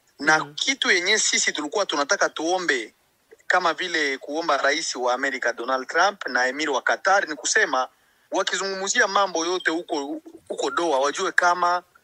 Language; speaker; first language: Swahili; native; Swahili